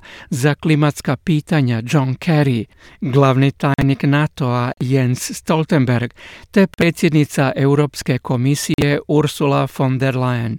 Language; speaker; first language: Croatian; native; Croatian